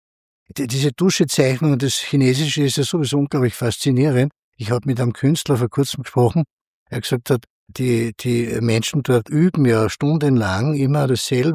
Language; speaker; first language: German; native; German